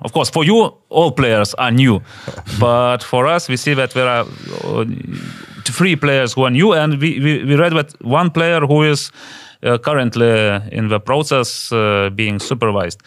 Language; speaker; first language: English; non-native, fluent; Lithuanian